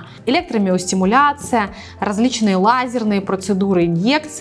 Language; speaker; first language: Russian; native; Russian